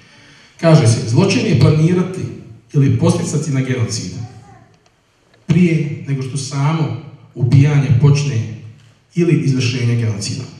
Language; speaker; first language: Bosnian; native; Bosnian